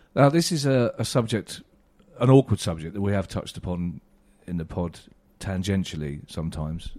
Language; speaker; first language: English; native; English